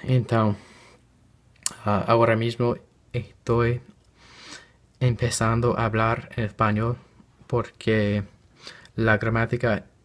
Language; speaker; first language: Spanish; non-native, learner; English